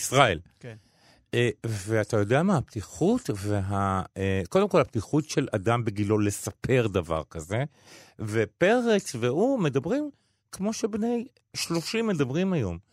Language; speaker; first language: Hebrew; native; Hebrew